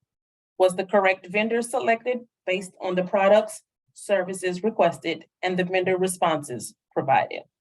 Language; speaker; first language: English; native; English